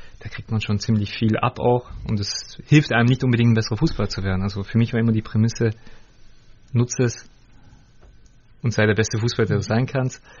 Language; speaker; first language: German; early bilingual, other home language; Russian